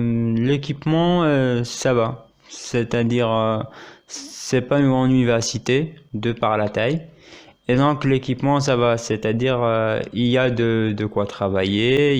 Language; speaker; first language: French; non-native, local second language; Arabic